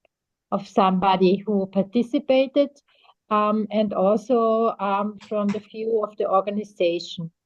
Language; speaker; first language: English; non-native, fluent; German